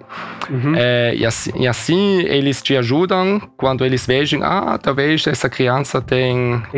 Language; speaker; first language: Portuguese; early bilingual, heritage; German